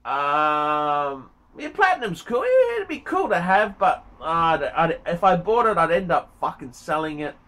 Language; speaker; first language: English; native; English